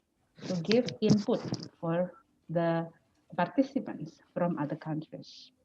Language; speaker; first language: English; non-native, fluent; Indonesian